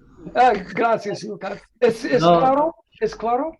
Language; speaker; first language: Spanish; non-native, learner; English